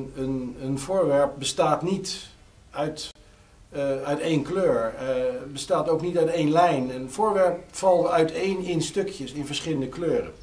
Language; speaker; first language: Dutch; native; Dutch